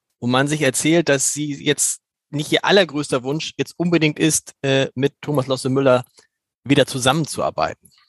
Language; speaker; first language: German; native; German